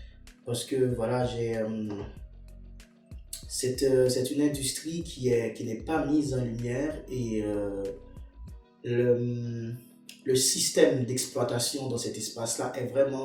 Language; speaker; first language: French; non-native, local second language; Haitian Creole